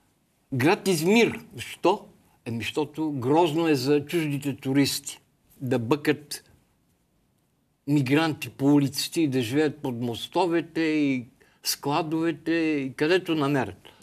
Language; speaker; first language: Bulgarian; native; Bulgarian